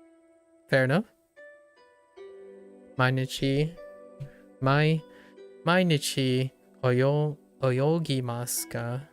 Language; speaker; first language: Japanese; non-native, learner; English